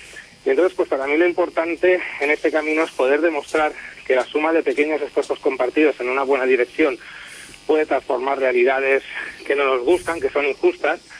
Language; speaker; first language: Spanish; native; Spanish